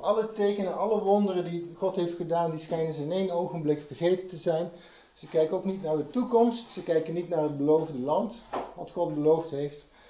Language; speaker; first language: Dutch; native; Dutch